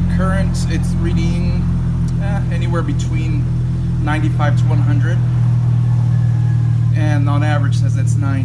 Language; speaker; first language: English; native; English